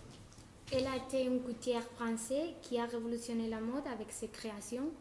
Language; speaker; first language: French; non-native, learner; Spanish